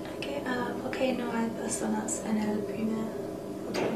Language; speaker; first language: Spanish; non-native, learner; English